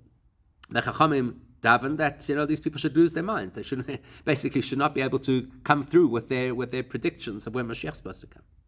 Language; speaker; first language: English; native; English